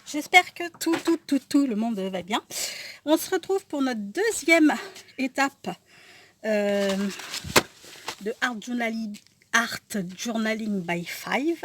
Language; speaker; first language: French; native; French